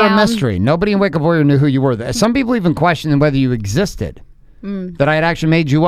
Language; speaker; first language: English; native; English